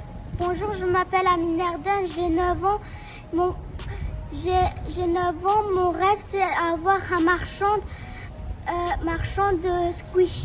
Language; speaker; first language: French; early bilingual, other home language; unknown